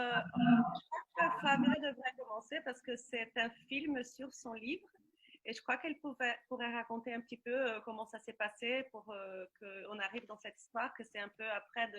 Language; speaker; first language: French; non-native, fluent; Portuguese